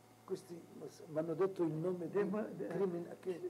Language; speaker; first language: Italian; non-native, local second language; Arabic